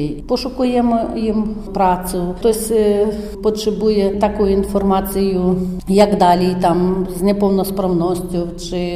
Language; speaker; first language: Polish; non-native, learner; Ukrainian